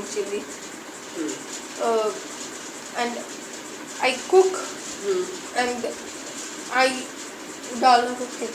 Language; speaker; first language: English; non-native, learner; Hindi